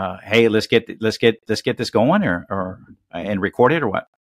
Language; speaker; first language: English; early bilingual, other home language; Spanish